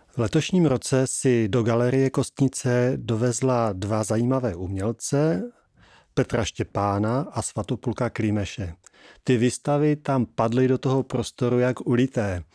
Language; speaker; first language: Czech; native; Czech